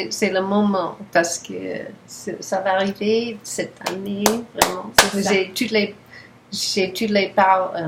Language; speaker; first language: French; non-native, learner; English